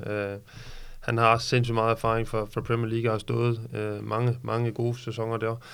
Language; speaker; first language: Danish; native; Danish